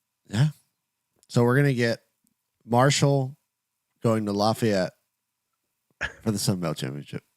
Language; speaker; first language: English; native; English